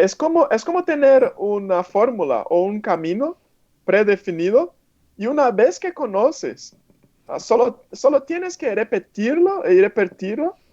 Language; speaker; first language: Spanish; non-native, fluent; Portuguese